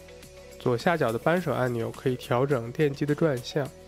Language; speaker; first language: Chinese; native; Chinese